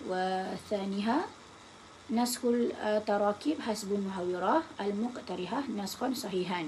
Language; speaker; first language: Arabic; non-native, learner; Malay